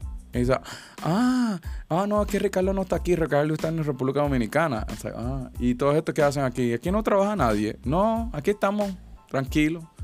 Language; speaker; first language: Spanish; early bilingual, other home language; English